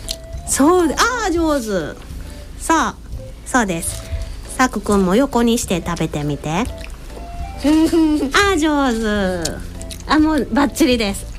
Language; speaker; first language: Japanese; native; Japanese